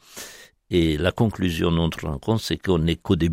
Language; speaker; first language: French; non-native, fluent; Romanian